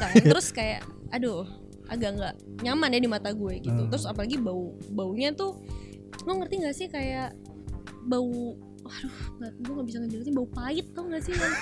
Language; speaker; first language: Indonesian; native; Indonesian